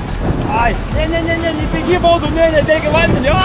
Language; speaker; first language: Russian; non-native, learner; Lithuanian